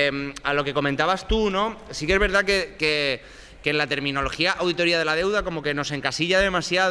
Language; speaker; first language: Spanish; native; Spanish